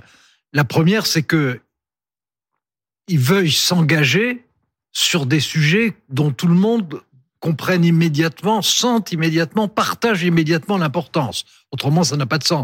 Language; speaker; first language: French; native; French